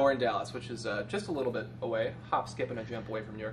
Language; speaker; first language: English; native; English